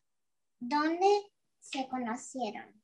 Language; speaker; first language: Spanish; early bilingual, heritage; Spanish